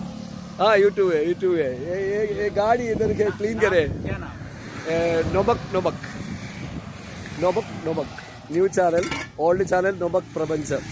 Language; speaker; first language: Hindi; non-native, learner; Malayalam